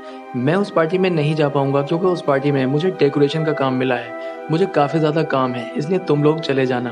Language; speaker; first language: Hindi; native; Hindi